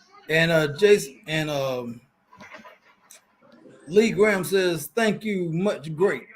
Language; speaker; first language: English; native; English